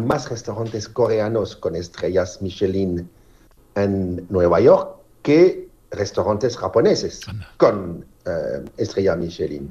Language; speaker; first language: Spanish; non-native, fluent; French